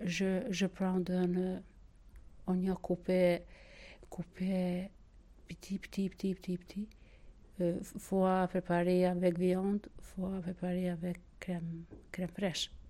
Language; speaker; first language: French; non-native, learner; Albanian